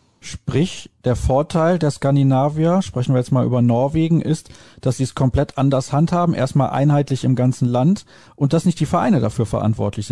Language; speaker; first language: German; native; German